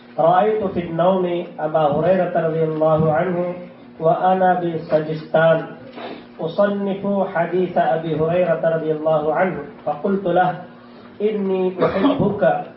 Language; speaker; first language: Urdu; native; Urdu